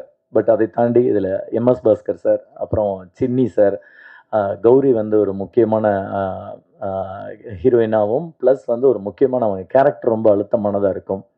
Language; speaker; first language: Tamil; native; Tamil